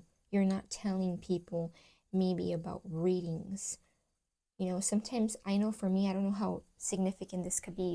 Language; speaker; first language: English; native; English